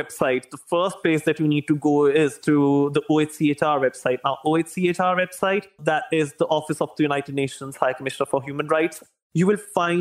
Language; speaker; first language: English; non-native, local second language; Urdu